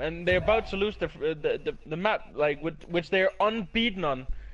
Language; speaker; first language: English; non-native, fluent; Danish